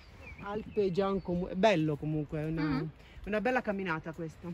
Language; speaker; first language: Italian; native; Italian